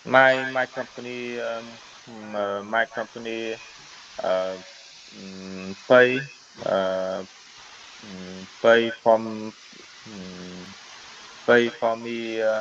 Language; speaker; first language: English; non-native, learner; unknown